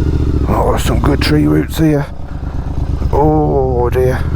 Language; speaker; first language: English; native; English